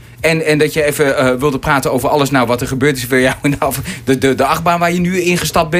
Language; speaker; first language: Dutch; native; Dutch